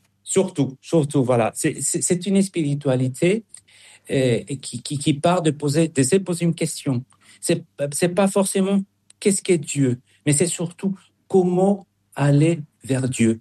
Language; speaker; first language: French; non-native, fluent; Spanish